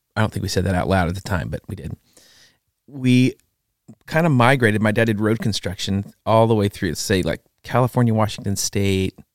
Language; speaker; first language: English; native; English